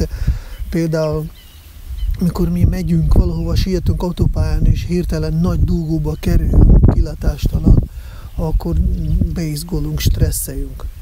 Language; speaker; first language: Hungarian; non-native, fluent; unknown